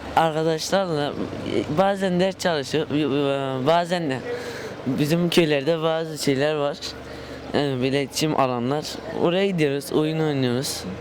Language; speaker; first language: Turkish; native; Turkish